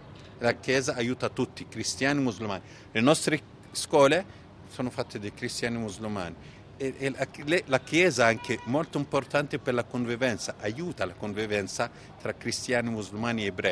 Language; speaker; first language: Italian; non-native, fluent; Arabic